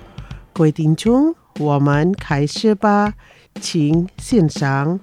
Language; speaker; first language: Chinese; early bilingual, heritage; Chinese